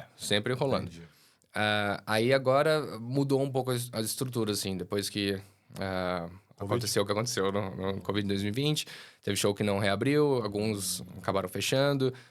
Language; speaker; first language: Portuguese; native; Portuguese